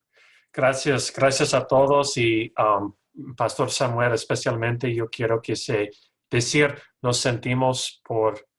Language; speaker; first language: Spanish; non-native, learner; English